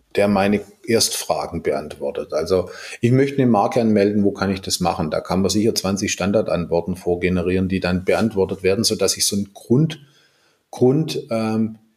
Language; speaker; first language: German; native; German